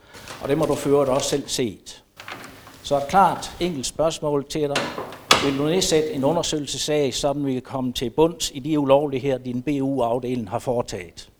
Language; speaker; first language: Danish; native; Danish